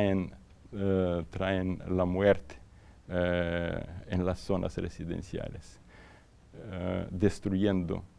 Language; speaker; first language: Spanish; non-native, fluent; Ukrainian